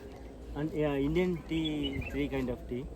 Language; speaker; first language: English; non-native, learner; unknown